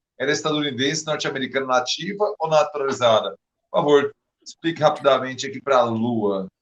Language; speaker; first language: Portuguese; native; Portuguese